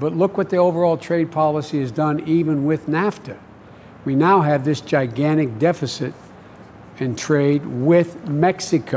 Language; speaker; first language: English; native; English